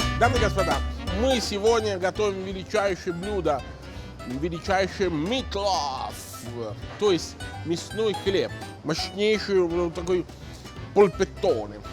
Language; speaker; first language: Russian; non-native, fluent; Italian